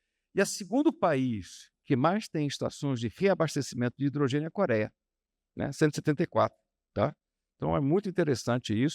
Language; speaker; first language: Portuguese; native; Portuguese